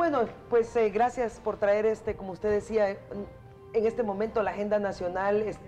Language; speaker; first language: Spanish; native; Spanish